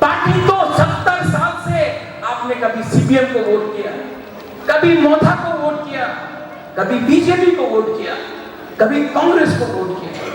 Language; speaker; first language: Hindi; non-native, local second language; Bangla